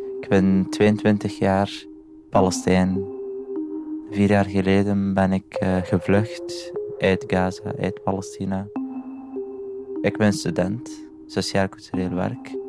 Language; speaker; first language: Dutch; non-native, fluent; Arabic